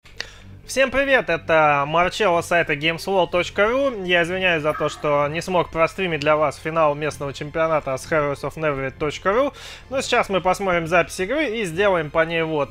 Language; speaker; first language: Russian; native; Russian